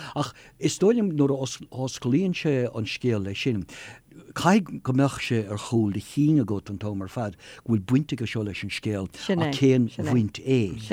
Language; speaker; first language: Irish; non-native, local second language; English